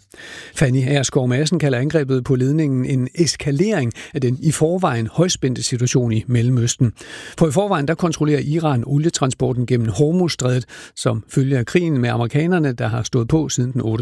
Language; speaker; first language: Danish; native; Danish